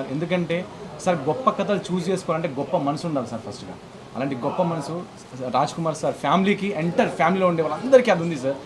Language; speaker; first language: Telugu; native; Telugu